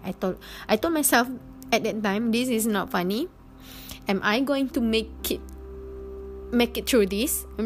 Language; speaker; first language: English; non-native, local second language; Malay